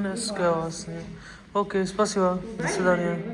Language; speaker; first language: Russian; non-native, learner; Hindi